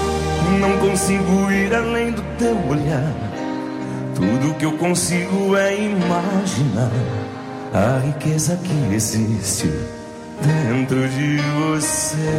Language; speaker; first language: Portuguese; native; Portuguese